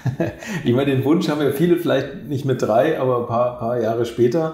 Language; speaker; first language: German; native; German